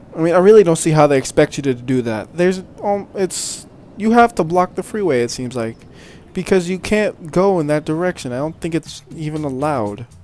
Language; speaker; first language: English; native; English